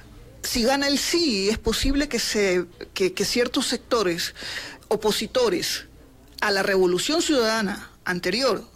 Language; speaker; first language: Spanish; native; Spanish